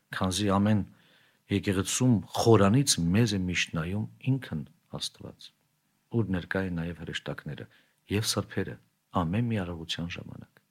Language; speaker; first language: Armenian; native; Armenian